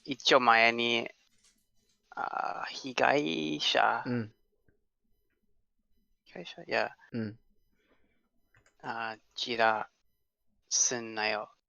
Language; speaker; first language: Japanese; non-native, learner; English